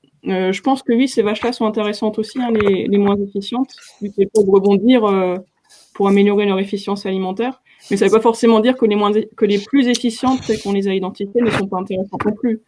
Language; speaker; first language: French; native; French